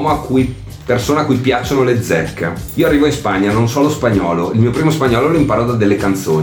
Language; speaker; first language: Italian; native; Italian